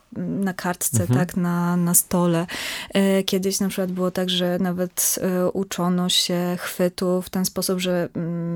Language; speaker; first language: Polish; native; Polish